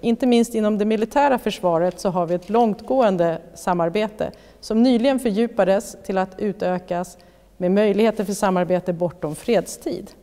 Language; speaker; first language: Swedish; native; Swedish